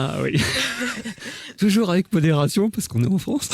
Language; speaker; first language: French; native; French